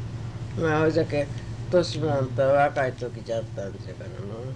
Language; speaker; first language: Japanese; native; Japanese